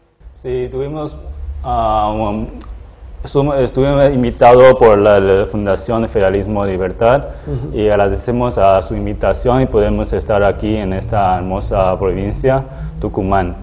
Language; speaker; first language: Spanish; non-native, fluent; Chinese